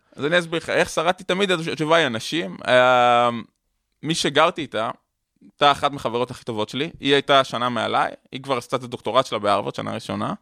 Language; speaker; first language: Hebrew; native; Hebrew